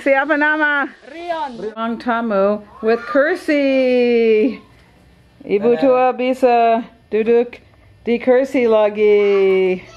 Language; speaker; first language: Indonesian; non-native, learner; English